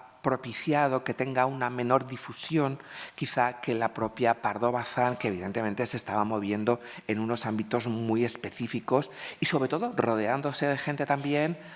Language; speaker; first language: Spanish; native; Spanish